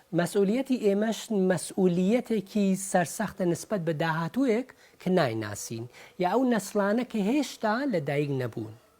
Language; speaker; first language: Central Kurdish; early bilingual, heritage; Central Kurdish